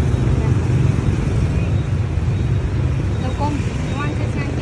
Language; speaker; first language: Chinese; non-native, learner; Vietnamese